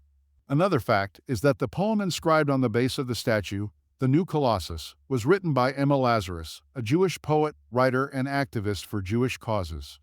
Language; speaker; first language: English; native; English